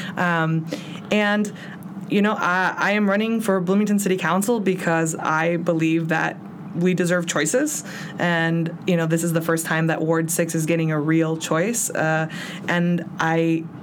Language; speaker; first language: English; early bilingual, other home language; Spanish